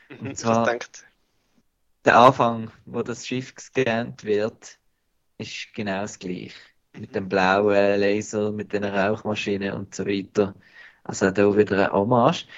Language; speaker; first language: German; native; German